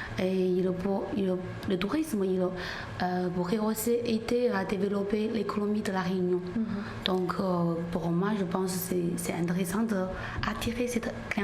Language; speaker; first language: French; non-native, learner; Chinese